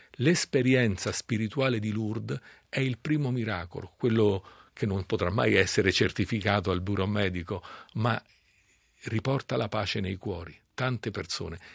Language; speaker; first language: Italian; native; Italian